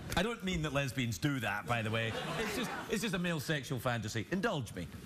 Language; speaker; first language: English; native; English